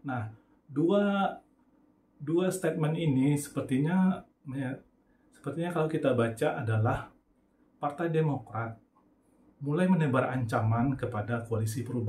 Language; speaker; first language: Indonesian; native; Indonesian